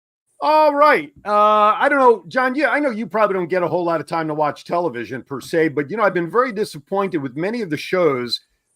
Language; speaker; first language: English; native; English